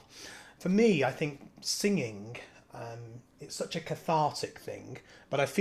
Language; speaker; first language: English; native; English